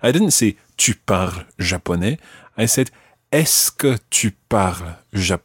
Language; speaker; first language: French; non-native, fluent; English